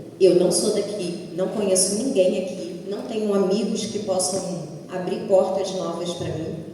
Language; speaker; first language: Portuguese; native; Portuguese